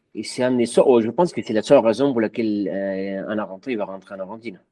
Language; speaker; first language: French; non-native, fluent; Spanish